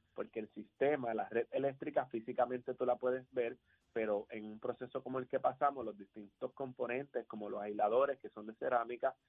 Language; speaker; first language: Spanish; native; Spanish